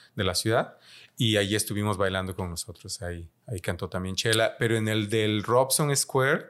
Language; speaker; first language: Spanish; native; Spanish